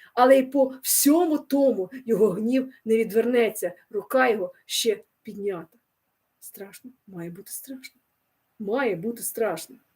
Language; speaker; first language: Ukrainian; non-native, local second language; Russian